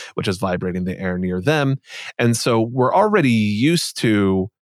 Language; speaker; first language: English; native; English